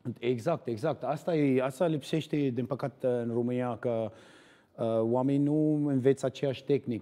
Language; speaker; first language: Romanian; non-native, learner; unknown